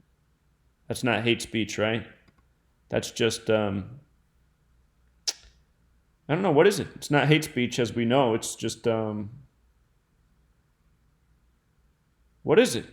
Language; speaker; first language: English; native; English